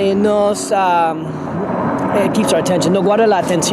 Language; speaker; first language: Spanish; non-native, fluent; English